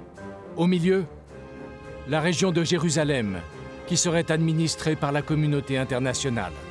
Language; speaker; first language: French; native; French